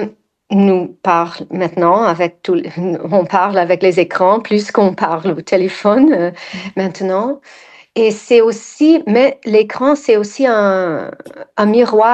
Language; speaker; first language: French; non-native, fluent; English